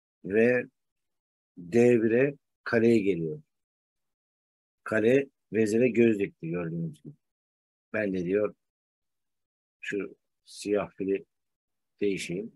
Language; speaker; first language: Turkish; native; Turkish